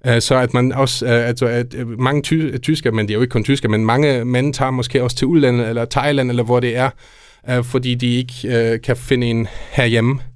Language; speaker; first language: Danish; non-native, fluent; German